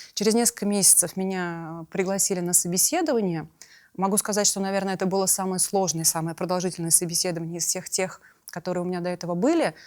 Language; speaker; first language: Russian; native; Russian